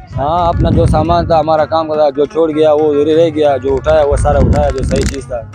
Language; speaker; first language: Urdu; non-native, local second language; Pashto